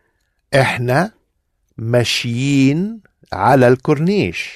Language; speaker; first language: Arabic; non-native, learner; English